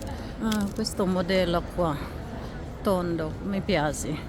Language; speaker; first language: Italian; non-native, learner; Filipino